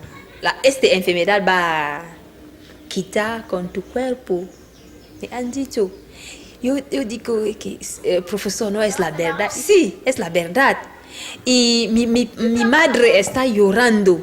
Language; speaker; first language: Spanish; non-native, learner; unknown